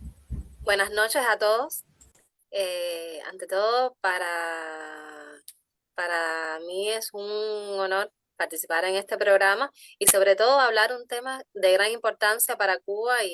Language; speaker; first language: Spanish; native; Spanish